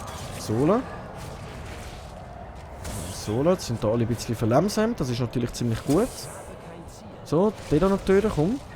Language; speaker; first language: German; native; German